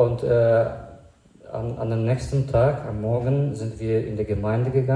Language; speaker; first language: German; non-native, fluent; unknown